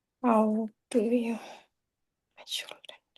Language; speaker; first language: English; non-native, learner; Bangla